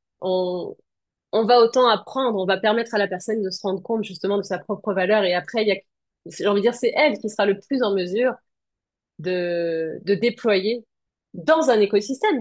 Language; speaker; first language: French; native; French